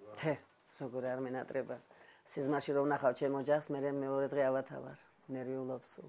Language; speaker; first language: Georgian; non-native, local second language; Abkhazian